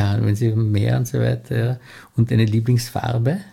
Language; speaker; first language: German; native; German